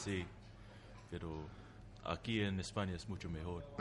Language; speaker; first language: Spanish; non-native, learner; Tongan